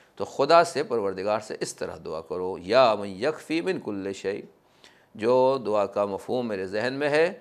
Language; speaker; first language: Hindi; native; Hindi